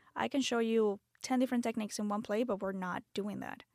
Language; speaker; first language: English; non-native, fluent; Spanish